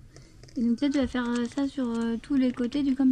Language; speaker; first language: French; native; French